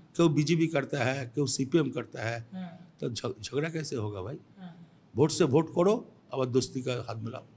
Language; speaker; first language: Hindi; non-native, local second language; Bangla